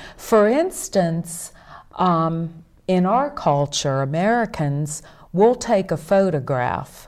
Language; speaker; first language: English; native; English